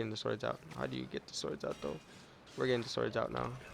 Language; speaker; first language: English; native; English